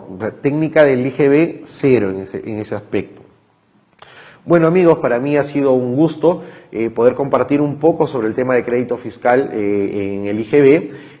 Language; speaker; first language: Spanish; native; Spanish